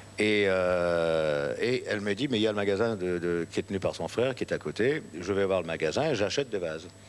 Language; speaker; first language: French; native; French